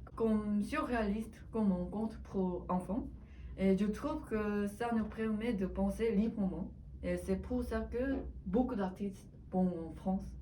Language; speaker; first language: French; non-native, learner; Korean